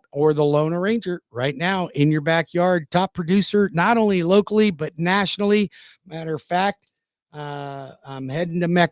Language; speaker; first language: English; native; English